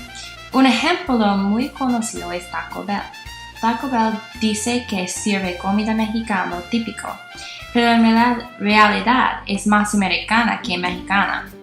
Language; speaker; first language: Spanish; non-native, learner; English